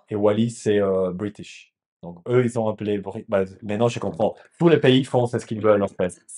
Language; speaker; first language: French; non-native, fluent; Spanish